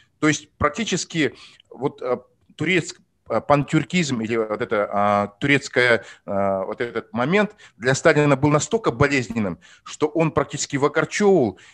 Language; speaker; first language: Russian; non-native, local second language; Kazakh